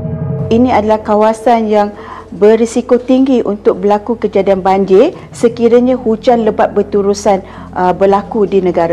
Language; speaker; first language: Malay; native; Malay